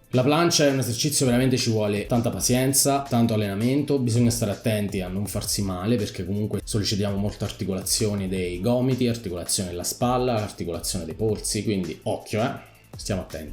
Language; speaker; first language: Italian; native; Italian